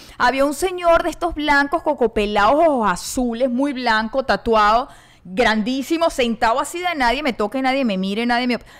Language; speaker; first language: Spanish; native; Spanish